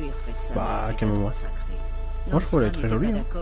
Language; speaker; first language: French; native; French